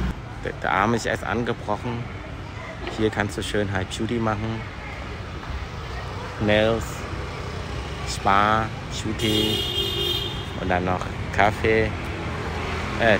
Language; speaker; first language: German; non-native, learner; Vietnamese